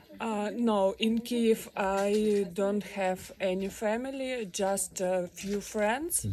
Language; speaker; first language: English; non-native, learner; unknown